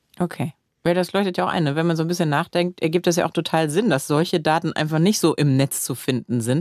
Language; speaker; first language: German; native; German